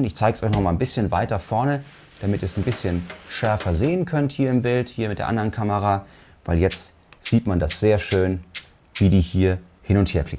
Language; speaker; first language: German; native; German